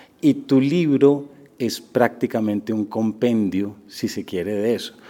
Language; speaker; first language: Spanish; native; Spanish